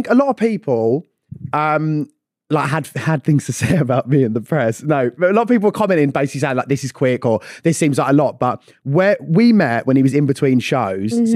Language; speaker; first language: English; native; English